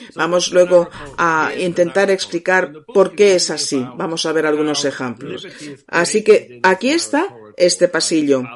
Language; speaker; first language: Spanish; non-native, fluent; English